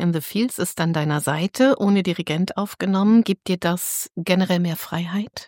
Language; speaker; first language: German; native; German